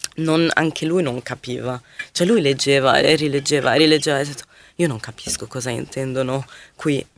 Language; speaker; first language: Italian; non-native, fluent; Arabic